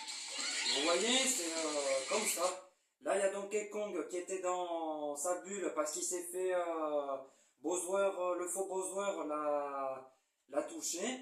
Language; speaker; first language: French; native; French